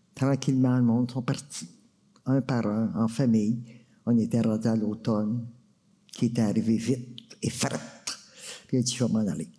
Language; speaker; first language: French; native; French